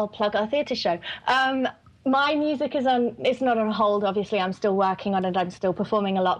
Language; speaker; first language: English; native; English